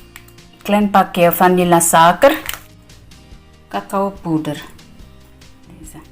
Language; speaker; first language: Dutch; non-native, learner; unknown